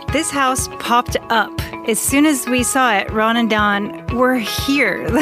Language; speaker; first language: English; native; English